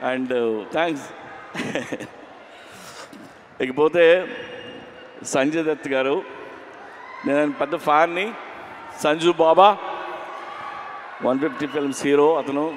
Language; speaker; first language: Telugu; native; Telugu